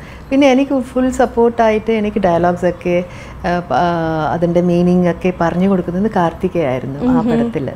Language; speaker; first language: Malayalam; non-native, fluent; Tamil